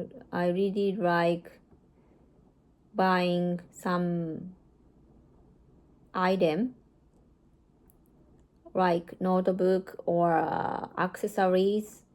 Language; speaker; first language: English; non-native, learner; Japanese